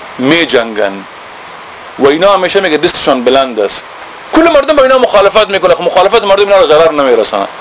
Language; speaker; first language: Persian; native; Persian